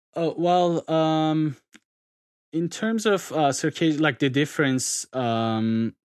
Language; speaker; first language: English; non-native, fluent; Adyghe